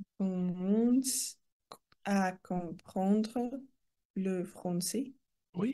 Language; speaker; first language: French; non-native, learner; Russian